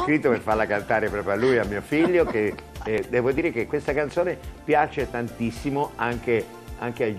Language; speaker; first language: Italian; native; Italian